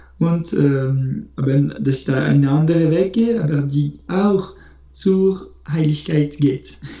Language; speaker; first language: German; non-native, fluent; French